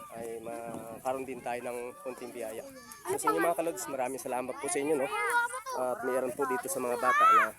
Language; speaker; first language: Filipino; native; Filipino